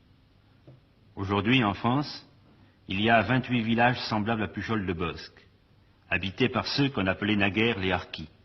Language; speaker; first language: French; native; French